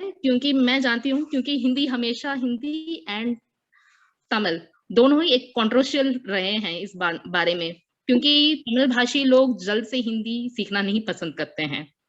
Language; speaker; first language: Hindi; non-native, local second language; Tamil